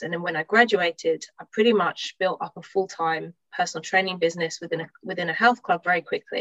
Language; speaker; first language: English; native; English